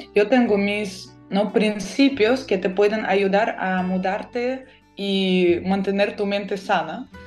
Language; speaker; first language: Spanish; non-native, fluent; Russian